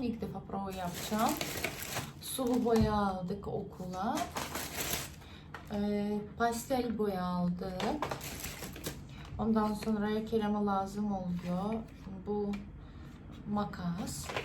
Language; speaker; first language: Turkish; non-native, fluent; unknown